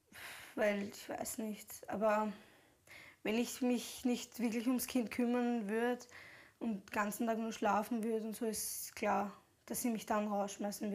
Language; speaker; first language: German; early bilingual, other home language; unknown